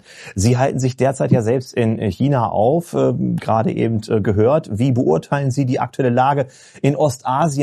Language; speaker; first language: German; native; German